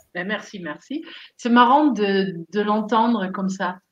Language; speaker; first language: French; non-native, fluent; Dutch